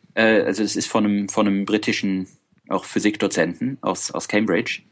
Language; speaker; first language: German; native; German